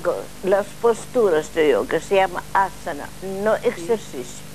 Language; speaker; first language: Spanish; non-native, learner; Russian